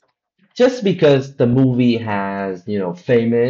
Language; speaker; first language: English; non-native, fluent; Vietnamese